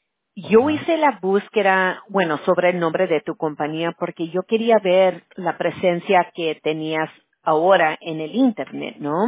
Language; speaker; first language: Spanish; early bilingual, heritage; Spanish